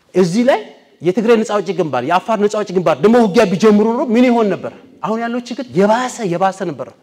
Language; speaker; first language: Amharic; non-native, local second language; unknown